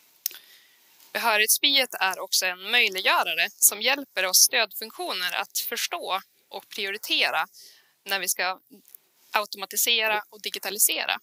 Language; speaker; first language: Swedish; native; Swedish